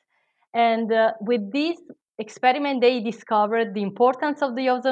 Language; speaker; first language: English; non-native, fluent; Italian